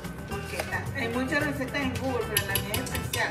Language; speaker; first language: Spanish; native; Spanish